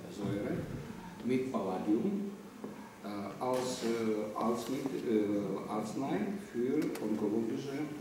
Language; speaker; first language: German; non-native, learner; Ukrainian